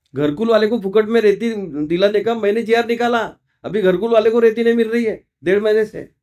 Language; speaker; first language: Hindi; non-native, local second language; Marathi